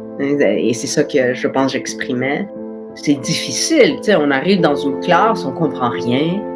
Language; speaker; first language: French; early bilingual, other home language; Spanish